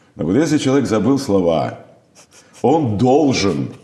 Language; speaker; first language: Russian; native; Russian